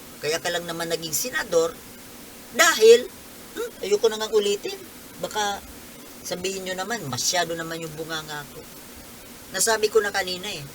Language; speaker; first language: Filipino; non-native, local second language; Bikol